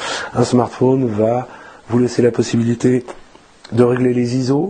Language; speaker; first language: French; native; French